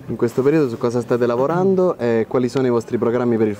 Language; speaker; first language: Italian; native; Italian